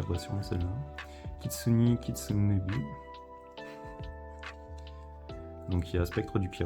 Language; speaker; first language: French; native; French